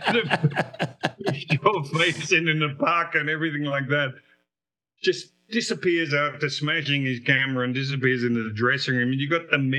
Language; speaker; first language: English; native; English